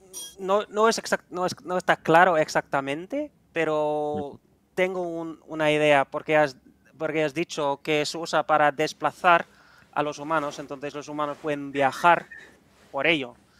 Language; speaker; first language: Spanish; non-native, fluent; Dutch